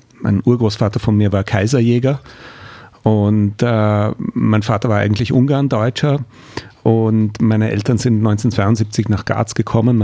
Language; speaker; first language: German; native; German